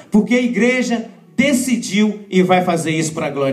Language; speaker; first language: Portuguese; native; Portuguese